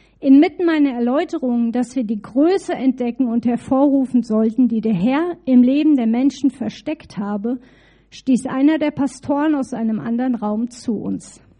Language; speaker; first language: German; native; German